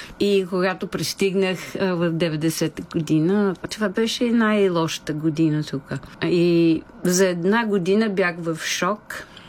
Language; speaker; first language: Bulgarian; non-native, fluent; English